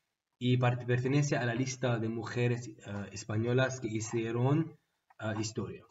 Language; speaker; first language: Spanish; non-native, learner; Arabic